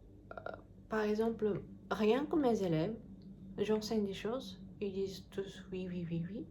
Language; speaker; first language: French; non-native, fluent; Japanese